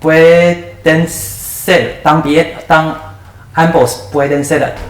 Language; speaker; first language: Spanish; non-native, learner; Chinese